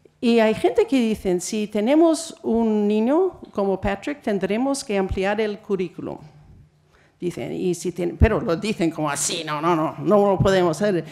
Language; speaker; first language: Spanish; non-native, fluent; English